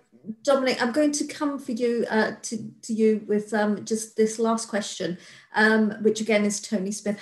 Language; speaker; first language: English; native; English